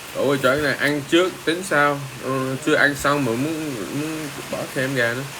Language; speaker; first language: Vietnamese; early bilingual, heritage; Vietnamese